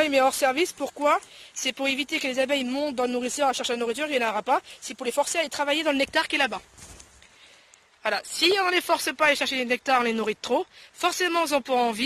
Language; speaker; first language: French; native; French